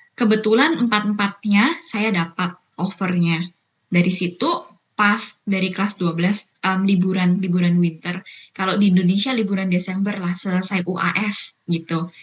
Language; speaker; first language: Indonesian; native; Indonesian